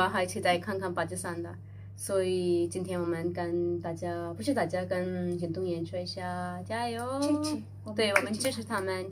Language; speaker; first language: Chinese; non-native, fluent; Urdu